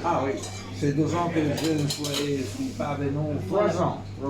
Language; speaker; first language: French; non-native, fluent; Italian